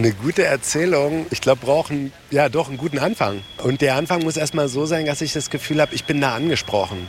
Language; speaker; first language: German; native; German